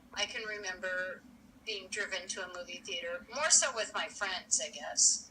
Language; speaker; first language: English; native; English